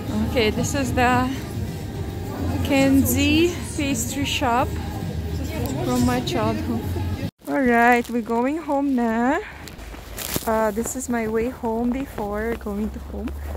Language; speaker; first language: English; non-native, fluent; Russian